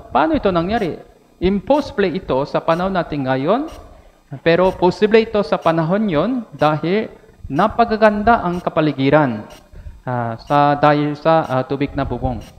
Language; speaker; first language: Filipino; non-native, fluent; Korean